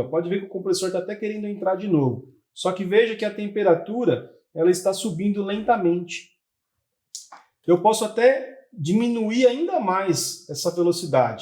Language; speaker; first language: Portuguese; native; Portuguese